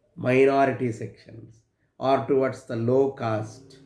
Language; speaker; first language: English; non-native, local second language; Telugu